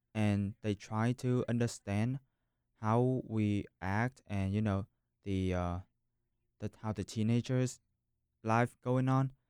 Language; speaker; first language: English; non-native, fluent; Vietnamese